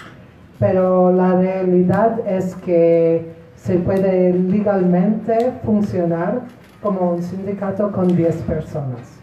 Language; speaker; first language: Spanish; non-native, fluent; Polish